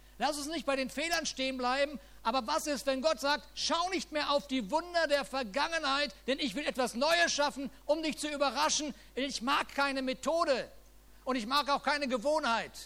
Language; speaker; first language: German; native; German